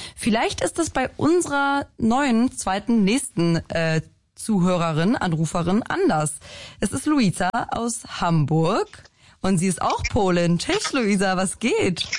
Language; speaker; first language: German; early bilingual, other home language; Polish